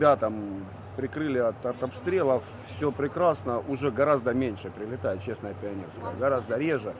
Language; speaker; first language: Russian; native; Russian